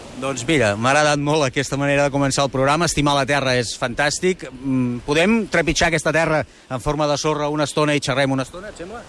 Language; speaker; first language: Catalan; native; Catalan